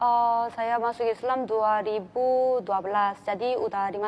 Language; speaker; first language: Indonesian; non-native, fluent; Korean